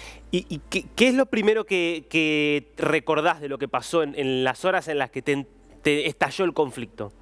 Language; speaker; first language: Spanish; native; Spanish